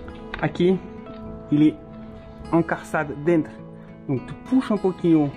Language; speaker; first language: Portuguese; non-native, learner; French